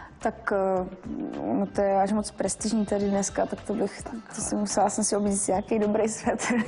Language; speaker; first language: Czech; non-native, local second language; Polish